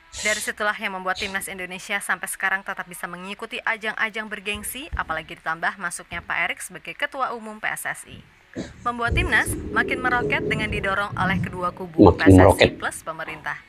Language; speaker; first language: Indonesian; native; Indonesian